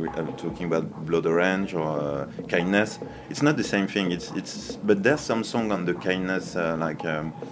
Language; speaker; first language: English; non-native, fluent; French